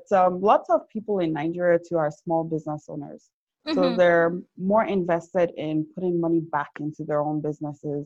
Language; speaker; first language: English; non-native, local second language; Yoruba